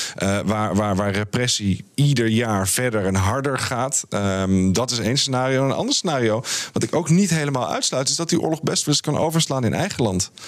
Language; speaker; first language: Dutch; native; Dutch